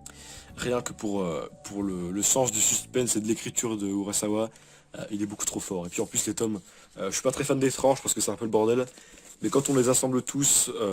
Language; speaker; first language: French; native; French